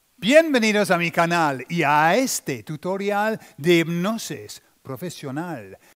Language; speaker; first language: Spanish; non-native, fluent; English